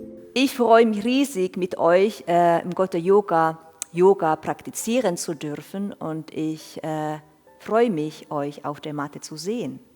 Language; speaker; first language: German; non-native, fluent; Finnish